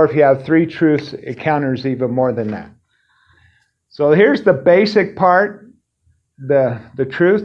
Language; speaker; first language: English; native; English